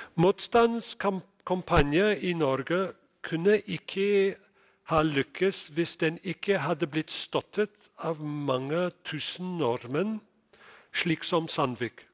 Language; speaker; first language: Norwegian; non-native, fluent; English